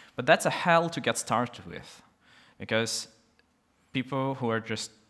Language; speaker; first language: English; non-native, fluent; Russian